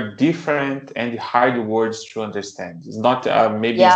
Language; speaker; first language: English; non-native, learner; Portuguese